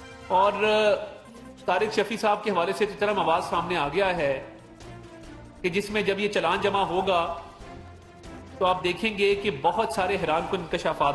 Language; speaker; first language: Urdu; non-native, local second language; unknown